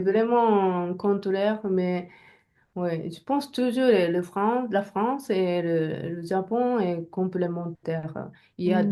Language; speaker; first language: French; non-native, learner; Japanese